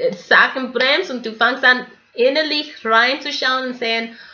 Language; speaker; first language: German; non-native, fluent; English